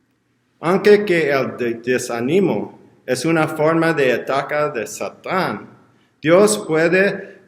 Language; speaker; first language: Spanish; non-native, learner; English